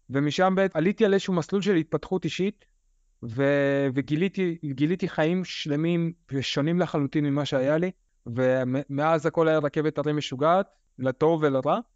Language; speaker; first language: Hebrew; early bilingual, other home language; Russian